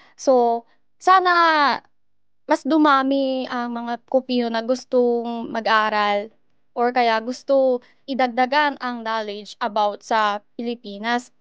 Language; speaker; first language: Filipino; early bilingual, heritage; Korean